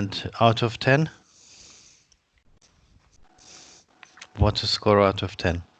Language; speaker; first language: English; non-native, fluent; Persian